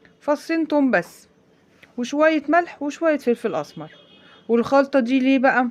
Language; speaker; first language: Arabic; native; Arabic